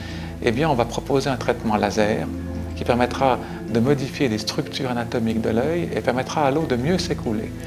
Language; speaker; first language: French; native; French